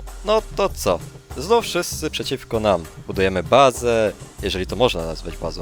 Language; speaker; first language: Polish; native; Polish